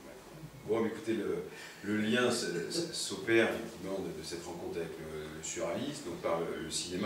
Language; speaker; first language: French; native; French